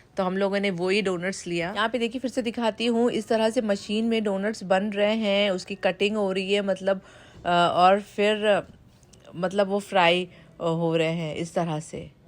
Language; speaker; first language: Hindi; native; Hindi